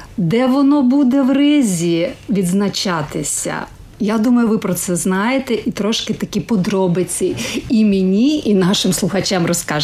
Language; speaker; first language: Ukrainian; native; Ukrainian